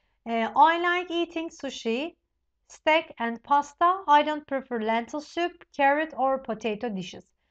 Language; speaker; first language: English; non-native, fluent; Turkish